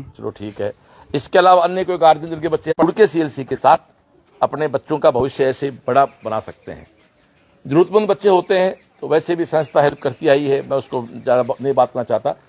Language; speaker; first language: Hindi; native; Hindi